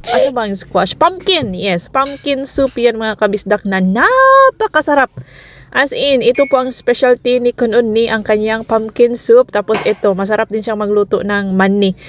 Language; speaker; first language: Filipino; non-native, local second language; Cebuano